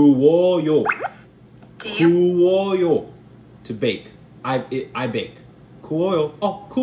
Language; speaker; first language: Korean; non-native, learner; English